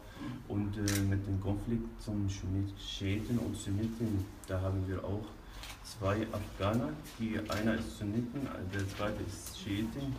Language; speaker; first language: German; non-native, fluent; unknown